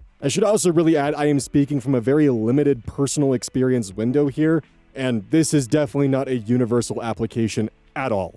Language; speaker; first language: English; native; English